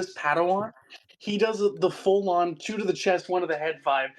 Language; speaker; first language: English; native; English